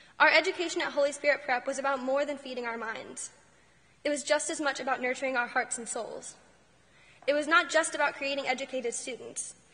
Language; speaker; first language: English; native; English